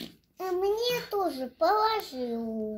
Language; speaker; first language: Russian; early bilingual, heritage; Russian